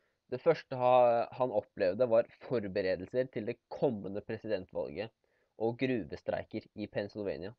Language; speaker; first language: Norwegian; native; Norwegian